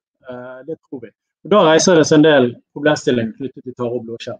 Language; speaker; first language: Norwegian; native; Norwegian